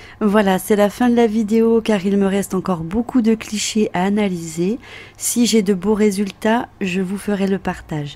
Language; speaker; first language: French; native; French